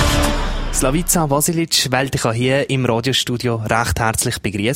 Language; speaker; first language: German; native; German